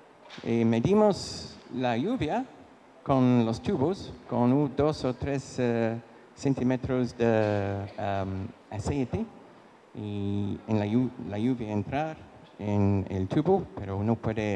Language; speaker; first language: Spanish; non-native, fluent; English